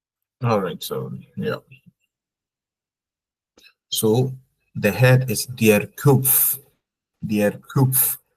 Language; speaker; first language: German; non-native, fluent; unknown